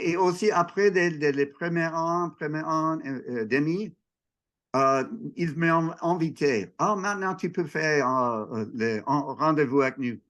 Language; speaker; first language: French; non-native, learner; English